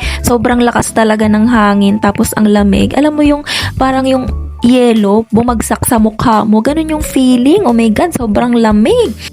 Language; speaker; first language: Filipino; native; Filipino